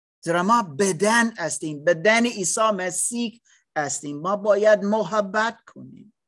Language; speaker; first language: Persian; non-native, learner; English